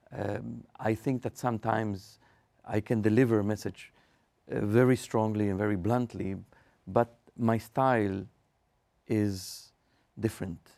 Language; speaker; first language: English; non-native, fluent; Spanish